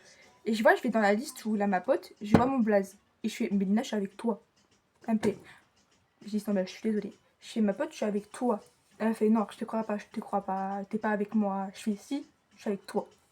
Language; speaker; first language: French; native; French